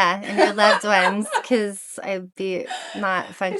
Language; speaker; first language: English; native; English